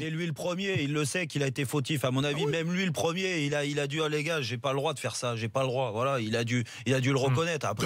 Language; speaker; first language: French; native; French